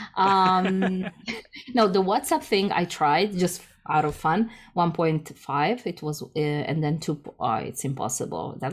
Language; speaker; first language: English; non-native, fluent; Croatian